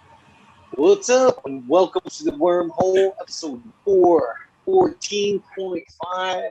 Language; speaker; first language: English; native; English